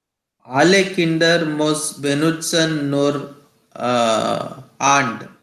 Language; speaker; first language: German; non-native, learner; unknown